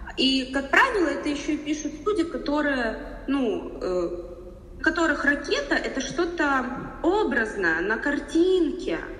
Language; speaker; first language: Russian; native; Russian